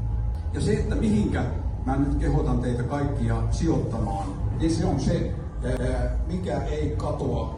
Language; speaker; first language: Finnish; native; Finnish